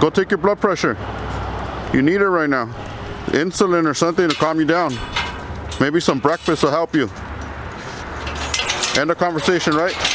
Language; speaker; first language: English; early bilingual, other home language; Spanish